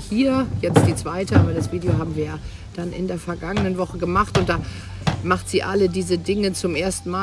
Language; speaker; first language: German; native; German